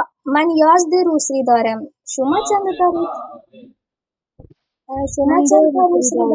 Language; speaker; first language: Persian; non-native, learner; Urdu